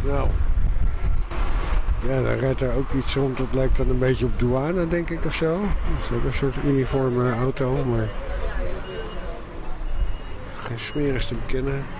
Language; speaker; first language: Dutch; native; Dutch